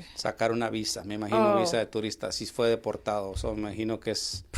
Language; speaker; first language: Spanish; native; Spanish